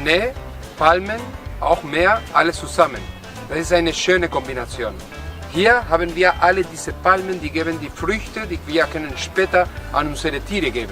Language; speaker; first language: German; non-native, fluent; Spanish